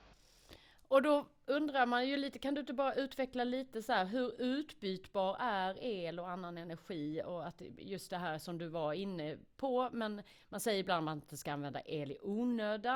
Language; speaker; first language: Swedish; native; Swedish